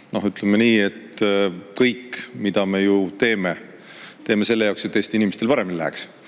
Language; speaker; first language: Estonian; native; Estonian